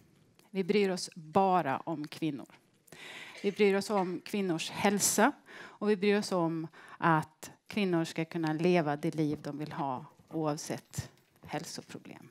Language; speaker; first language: Swedish; native; Swedish